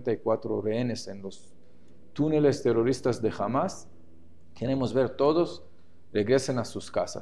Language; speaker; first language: Spanish; non-native, fluent; Hebrew